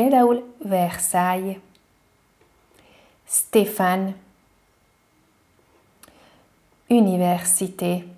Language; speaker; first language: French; non-native, fluent; Hungarian